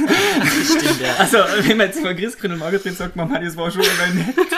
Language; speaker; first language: German; native; German